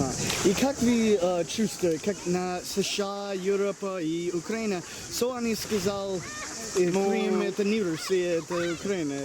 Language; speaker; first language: Russian; non-native, learner; English